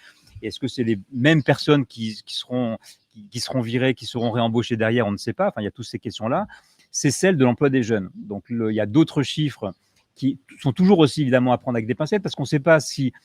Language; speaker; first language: French; native; French